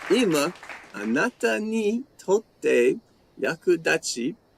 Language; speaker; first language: Japanese; non-native, learner; English